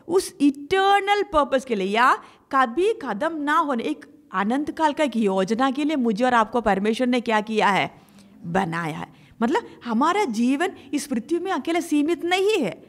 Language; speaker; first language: Hindi; non-native, local second language; Malayalam